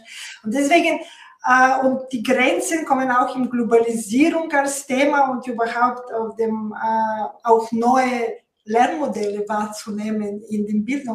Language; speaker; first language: German; non-native, fluent; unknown